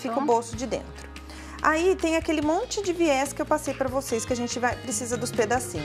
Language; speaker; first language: Portuguese; native; Portuguese